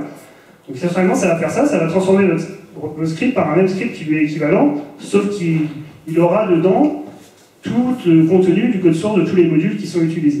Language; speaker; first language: French; native; French